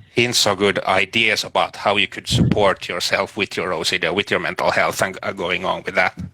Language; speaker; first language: English; non-native, fluent; Finnish